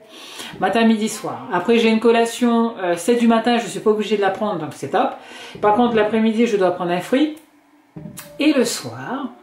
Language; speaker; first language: French; native; French